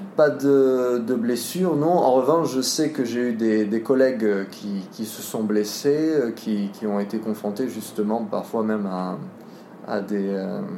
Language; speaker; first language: French; native; French